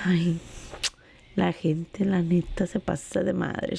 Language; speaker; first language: Spanish; early bilingual, heritage; Spanish